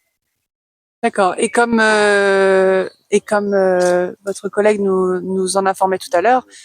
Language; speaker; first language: French; native; French